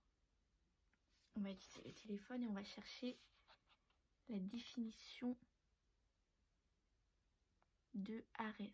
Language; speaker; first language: French; native; French